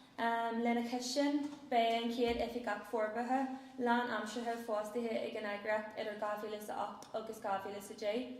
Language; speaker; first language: Irish; non-native, local second language; English